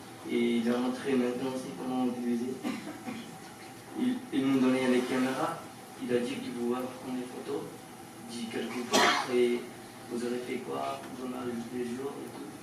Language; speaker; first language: French; non-native, learner; Hindi